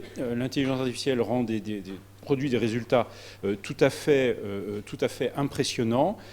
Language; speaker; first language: French; native; French